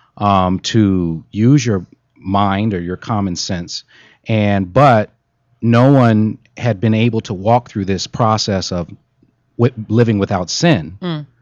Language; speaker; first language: English; native; English